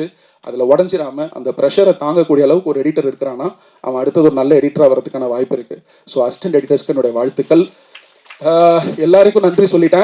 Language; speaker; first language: Tamil; native; Tamil